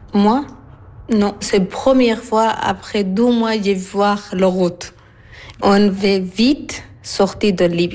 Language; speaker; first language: French; non-native, learner; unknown